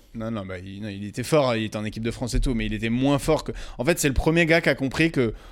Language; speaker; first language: French; native; French